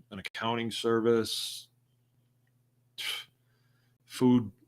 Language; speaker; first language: English; native; English